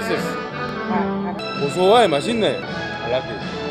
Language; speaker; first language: English; non-native, learner; Korean